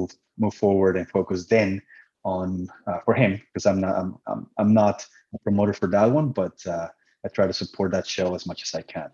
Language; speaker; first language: English; non-native, fluent; Spanish